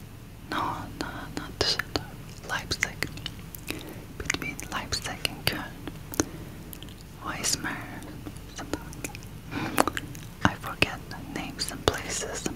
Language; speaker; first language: English; non-native, fluent; Turkish